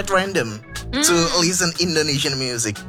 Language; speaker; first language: English; non-native, fluent; Indonesian